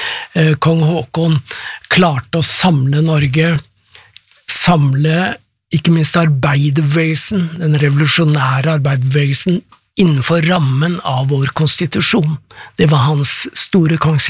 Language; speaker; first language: Norwegian; native; Norwegian